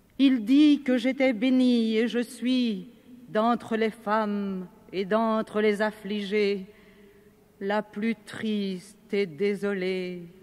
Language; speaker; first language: French; native; French